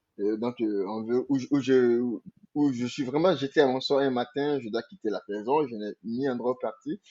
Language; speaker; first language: French; non-native, local second language; Mandingo